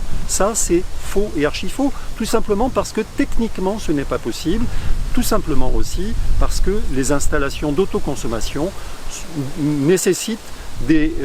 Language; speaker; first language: French; native; French